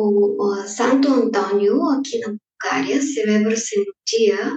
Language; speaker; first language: Portuguese; non-native, fluent; Bulgarian